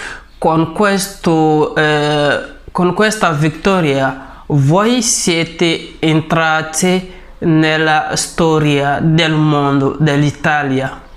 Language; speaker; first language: Italian; non-native, fluent; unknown